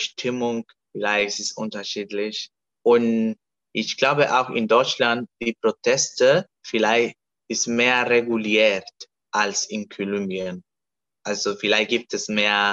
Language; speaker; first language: German; non-native, fluent; Spanish